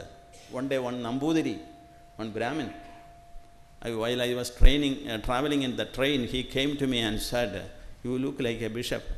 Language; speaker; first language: English; non-native, local second language; Malayalam